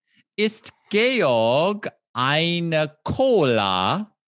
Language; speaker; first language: German; non-native, fluent; English